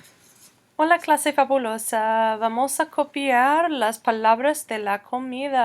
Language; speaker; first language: Spanish; non-native, fluent; English